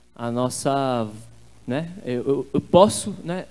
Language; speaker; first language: Portuguese; native; Portuguese